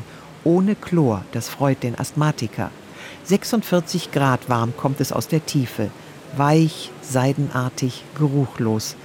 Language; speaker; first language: German; native; German